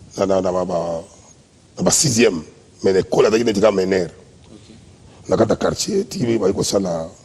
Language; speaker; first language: Lingala; native; Lingala